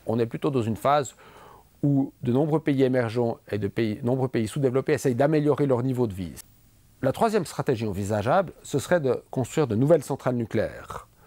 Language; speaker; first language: French; native; French